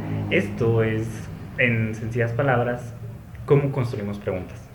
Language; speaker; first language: Spanish; native; Spanish